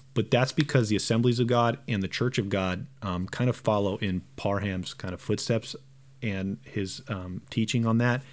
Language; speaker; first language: English; early bilingual, other home language; Romanian